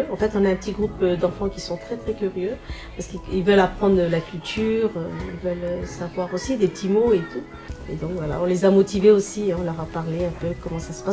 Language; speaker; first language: French; non-native, fluent; Chinese